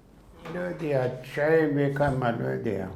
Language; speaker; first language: Hebrew; non-native, fluent; Arabic